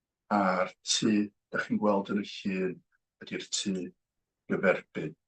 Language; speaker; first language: Welsh; native; Welsh